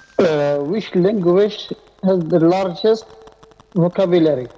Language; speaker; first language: English; non-native, learner; Arabic